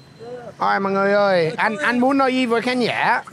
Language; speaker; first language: Vietnamese; non-native, fluent; English